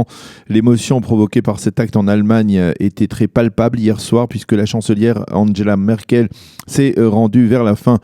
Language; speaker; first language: French; native; French